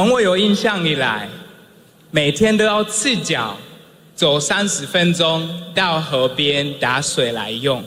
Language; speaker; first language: Chinese; non-native, fluent; Swahili